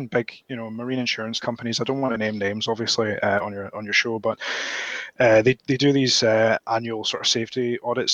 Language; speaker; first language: English; native; English